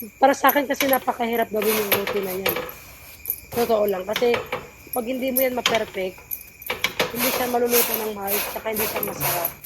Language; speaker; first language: Filipino; non-native, local second language; Waray